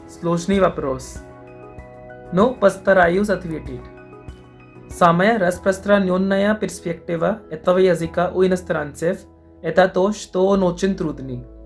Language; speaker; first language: Russian; non-native, fluent; Hindi